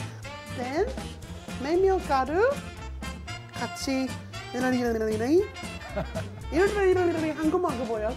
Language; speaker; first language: Korean; non-native, learner; English